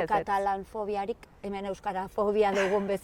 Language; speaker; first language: Basque; native; Basque